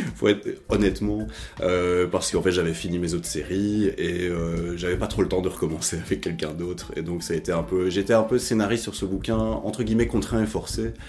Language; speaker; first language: French; native; French